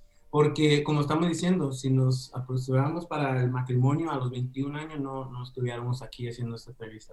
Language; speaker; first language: Spanish; early bilingual, heritage; Spanish